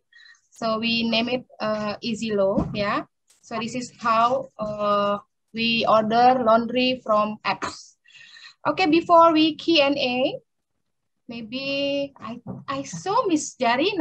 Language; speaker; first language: English; non-native, learner; Indonesian